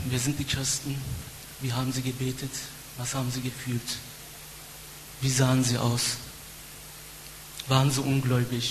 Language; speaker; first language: German; non-native, fluent; Turkish